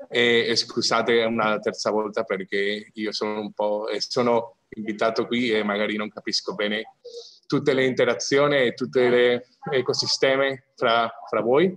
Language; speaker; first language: Italian; non-native, fluent; Spanish